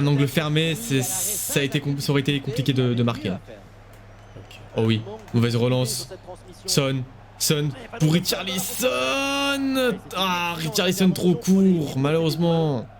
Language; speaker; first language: French; native; French